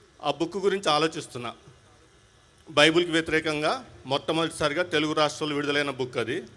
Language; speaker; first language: Telugu; non-native, local second language; Urdu